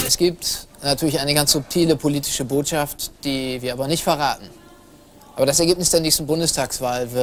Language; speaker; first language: German; native; German